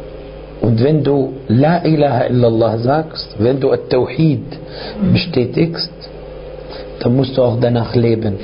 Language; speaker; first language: German; non-native, fluent; Arabic